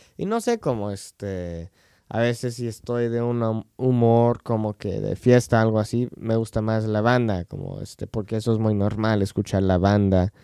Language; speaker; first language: Spanish; non-native, fluent; English